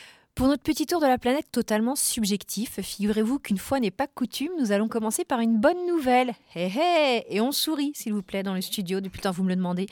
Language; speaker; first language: French; native; French